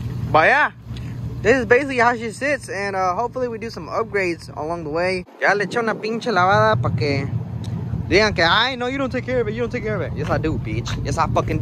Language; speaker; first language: English; early bilingual, other home language; Spanish